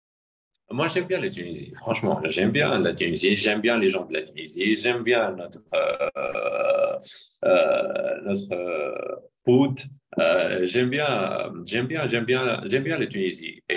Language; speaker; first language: French; non-native, fluent; Arabic